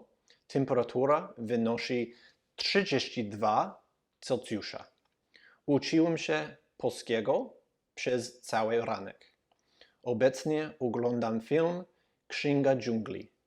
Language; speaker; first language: Polish; non-native, learner; English